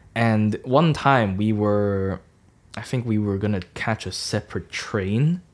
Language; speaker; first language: English; non-native, local second language; Cantonese